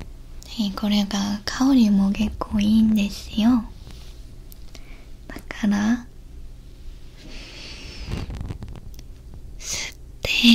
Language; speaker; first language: Japanese; non-native, learner; Korean